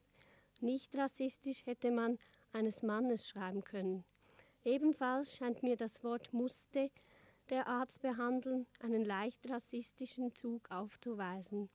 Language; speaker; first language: German; native; German